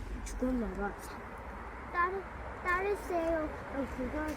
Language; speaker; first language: Korean; early bilingual, heritage; Korean